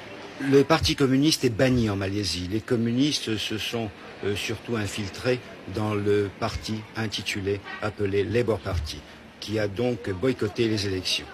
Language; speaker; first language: French; native; French